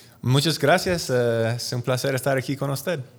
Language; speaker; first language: Spanish; non-native, learner; English